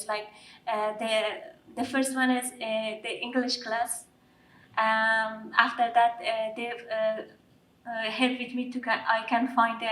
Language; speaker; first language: English; non-native, learner; Persian